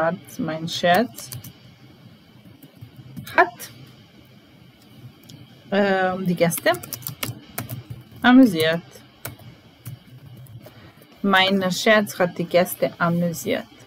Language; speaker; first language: German; non-native, fluent; Italian